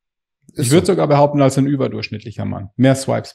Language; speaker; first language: German; native; German